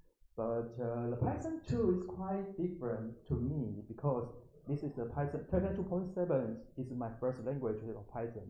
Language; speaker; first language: English; non-native, learner; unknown